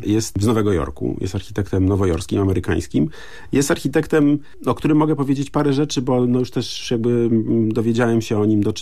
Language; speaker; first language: Polish; native; Polish